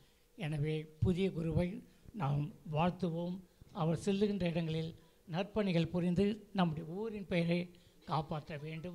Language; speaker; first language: Tamil; native; Tamil